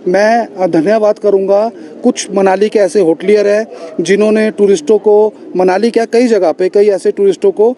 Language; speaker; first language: Hindi; native; Hindi